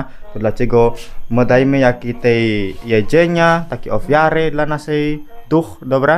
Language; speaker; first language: Polish; non-native, learner; Balinese